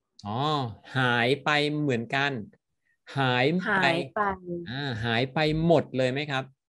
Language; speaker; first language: Thai; native; Thai